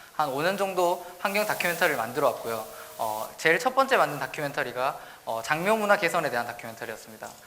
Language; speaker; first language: Korean; native; Korean